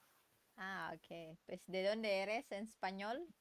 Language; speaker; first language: Spanish; non-native, learner; Indonesian